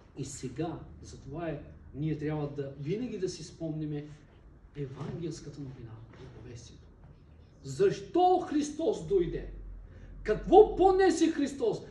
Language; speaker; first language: Bulgarian; non-native, local second language; Turkish